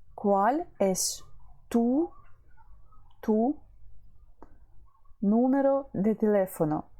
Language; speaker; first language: Spanish; non-native, fluent; Ukrainian